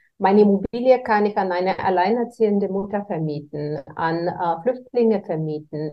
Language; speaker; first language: German; non-native, fluent; Bulgarian